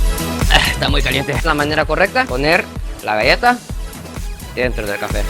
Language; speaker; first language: Spanish; non-native, fluent; English